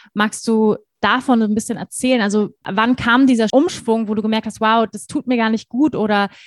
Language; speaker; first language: German; non-native, fluent; English